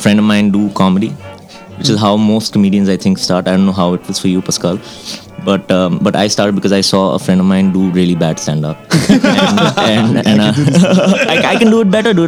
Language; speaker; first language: English; non-native, local second language; Hindi